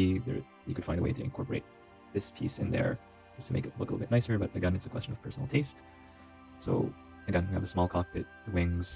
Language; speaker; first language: English; native; English